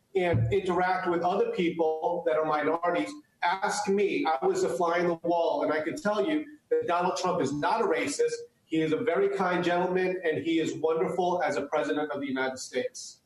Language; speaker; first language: English; early bilingual, other home language; Chinese